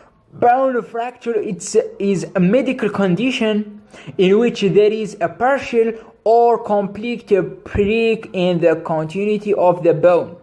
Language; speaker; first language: English; non-native, local second language; Arabic